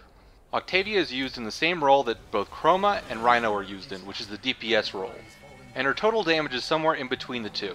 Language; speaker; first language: English; native; English